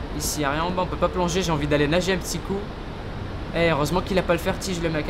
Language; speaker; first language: French; native; French